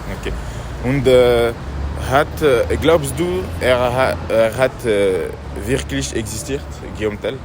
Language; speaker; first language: German; non-native, learner; French